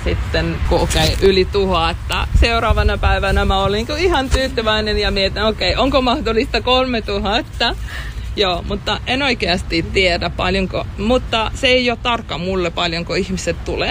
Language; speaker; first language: Finnish; non-native, learner; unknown